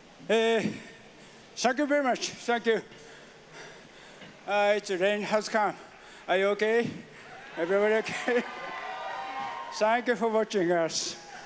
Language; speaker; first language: English; non-native, learner; Japanese